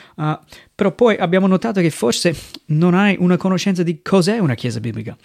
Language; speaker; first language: Italian; non-native, fluent; English